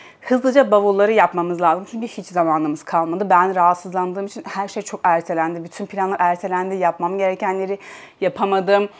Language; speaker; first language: Turkish; native; Turkish